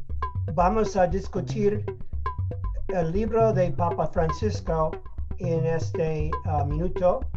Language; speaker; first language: Spanish; non-native, learner; English